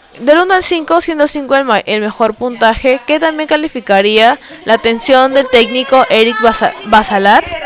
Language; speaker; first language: Spanish; native; Spanish